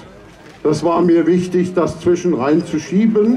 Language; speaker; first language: German; native; German